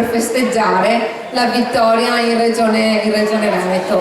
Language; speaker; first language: Italian; native; Italian